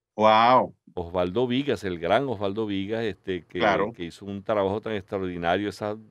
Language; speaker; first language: Spanish; native; Spanish